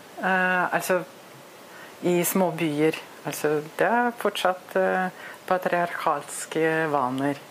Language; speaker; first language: Norwegian; non-native, learner; Russian